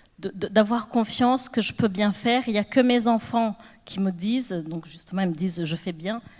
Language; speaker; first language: French; non-native, local second language; Kinyarwanda